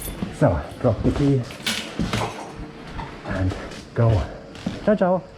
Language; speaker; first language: English; non-native, fluent; German